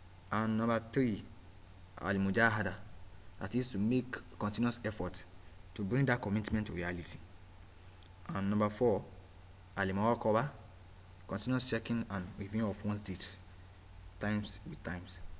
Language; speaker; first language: English; non-native, local second language; Yoruba